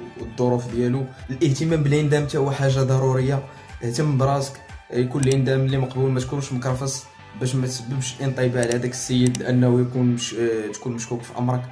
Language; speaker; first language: Arabic; native; Arabic